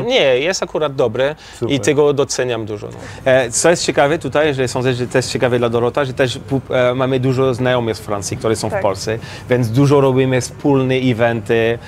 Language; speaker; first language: Polish; non-native, learner; French